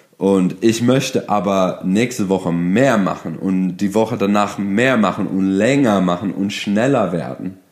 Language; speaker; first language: German; non-native, fluent; English